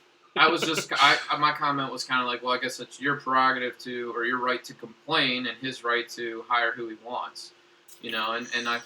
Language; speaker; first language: English; native; English